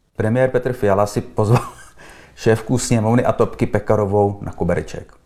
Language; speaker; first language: Czech; native; Czech